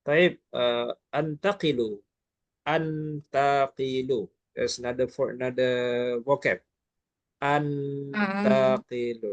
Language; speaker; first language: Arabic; non-native, fluent; Malay